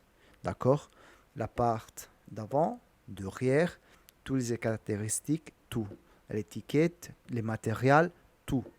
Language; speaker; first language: French; non-native, learner; Italian